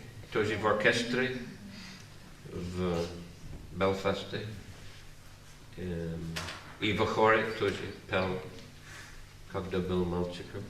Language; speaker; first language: Russian; non-native, fluent; English